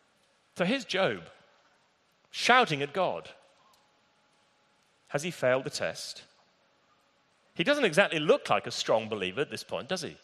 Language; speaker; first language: English; native; English